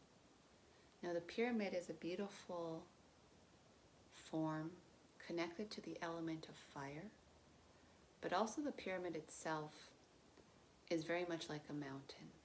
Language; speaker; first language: English; native; English